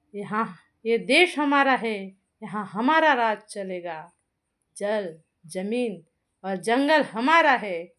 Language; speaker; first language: Hindi; non-native, local second language; Marathi